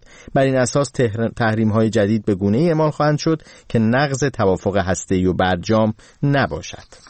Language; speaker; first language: Persian; native; Persian